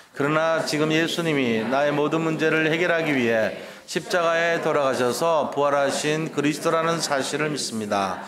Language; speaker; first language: Korean; native; Korean